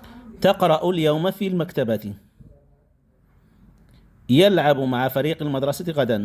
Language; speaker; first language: Arabic; non-native, fluent; Indonesian